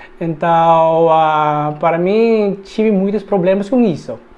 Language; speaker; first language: Portuguese; non-native, learner; Filipino